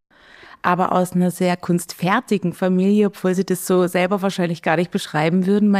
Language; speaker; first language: German; native; German